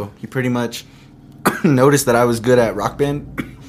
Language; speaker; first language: English; early bilingual, other home language; Spanish